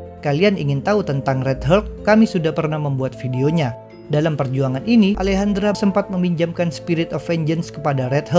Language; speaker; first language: Indonesian; native; Indonesian